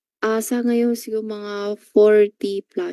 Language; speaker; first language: Filipino; non-native, learner; Chinese